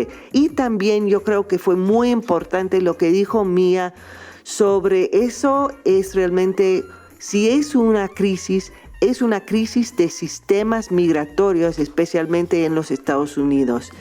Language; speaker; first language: Spanish; non-native, fluent; English